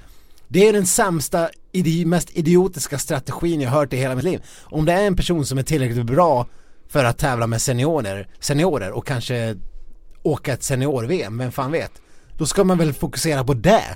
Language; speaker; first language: Swedish; native; Swedish